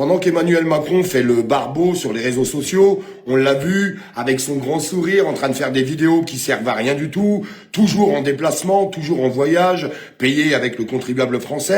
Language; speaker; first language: French; native; French